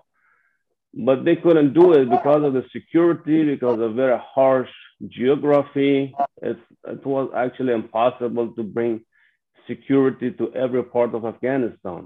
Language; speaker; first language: English; non-native, fluent; Persian